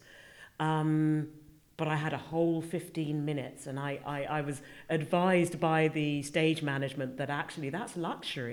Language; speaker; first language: English; native; English